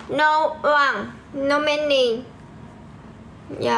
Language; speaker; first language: English; non-native, learner; Vietnamese